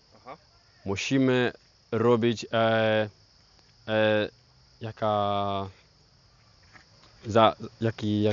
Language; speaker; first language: Polish; non-native, learner; Swahili